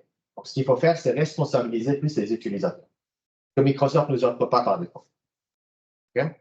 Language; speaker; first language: French; native; French